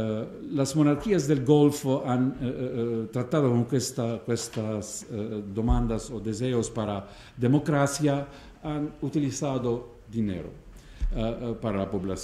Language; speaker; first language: Spanish; non-native, fluent; Arabic